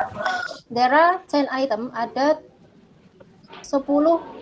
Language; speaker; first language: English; non-native, fluent; Indonesian